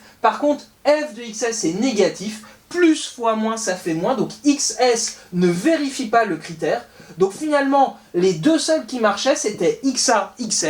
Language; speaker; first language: French; native; French